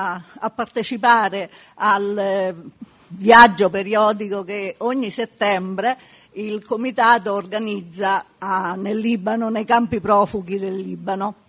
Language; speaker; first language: Italian; native; Italian